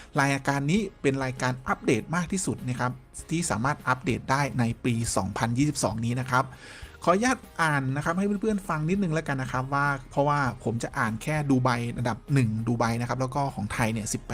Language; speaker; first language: Thai; native; Thai